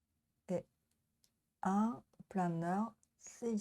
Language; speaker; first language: French; non-native, learner; Japanese